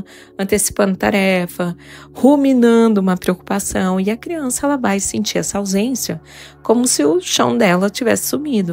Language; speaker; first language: Portuguese; native; Portuguese